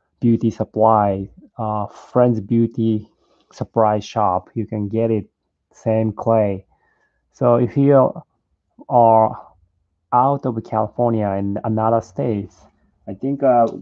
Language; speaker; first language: English; non-native, learner; Japanese